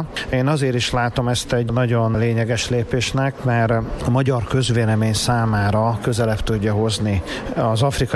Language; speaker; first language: Hungarian; native; Hungarian